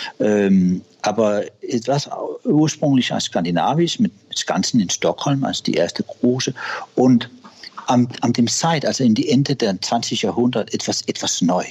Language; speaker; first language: German; non-native, learner; Danish